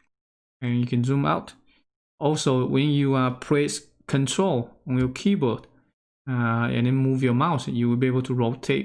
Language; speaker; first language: English; non-native, fluent; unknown